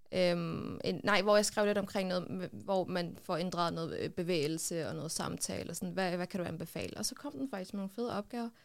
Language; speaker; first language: Danish; early bilingual, other home language; Kurdish